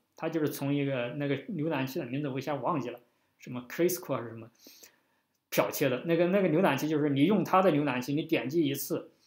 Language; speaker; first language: Chinese; native; Chinese